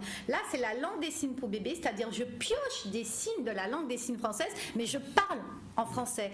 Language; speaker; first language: French; native; French